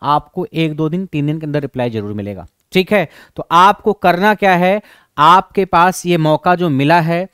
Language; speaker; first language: Hindi; native; Hindi